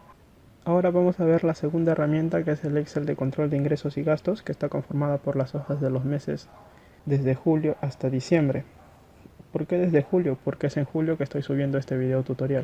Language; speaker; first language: Spanish; native; Spanish